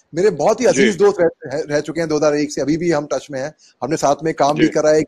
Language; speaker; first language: Hindi; native; Hindi